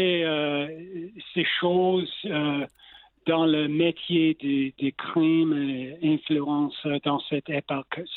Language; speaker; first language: French; non-native, local second language; English